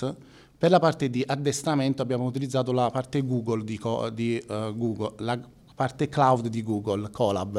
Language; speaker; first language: Italian; native; Italian